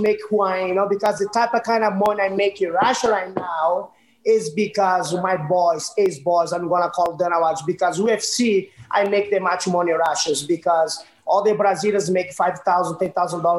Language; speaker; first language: English; non-native, learner; Portuguese